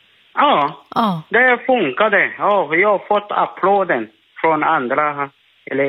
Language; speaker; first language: Swedish; non-native, learner; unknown